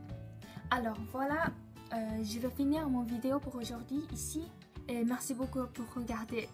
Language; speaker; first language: French; non-native, learner; Japanese